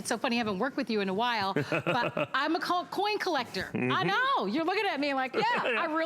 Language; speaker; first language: English; native; English